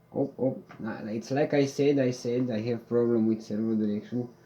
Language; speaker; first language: English; non-native, learner; Romanian